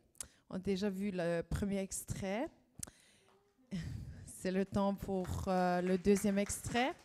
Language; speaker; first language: French; non-native, fluent; German